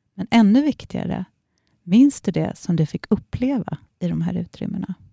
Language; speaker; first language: Swedish; native; Swedish